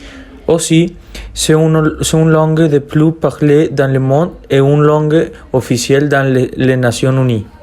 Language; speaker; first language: French; non-native, learner; Spanish